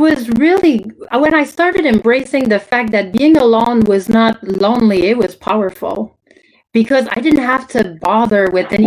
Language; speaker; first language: English; non-native, fluent; French